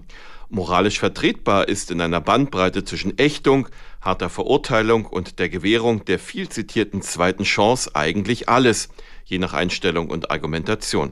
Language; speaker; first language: German; native; German